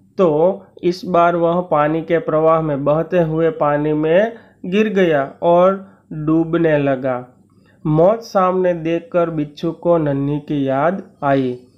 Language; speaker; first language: Hindi; non-native, local second language; Gujarati